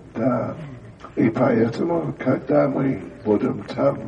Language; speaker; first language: Russian; non-native, learner; English